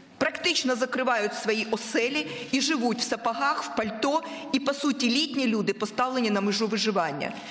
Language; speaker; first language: Ukrainian; non-native, local second language; Russian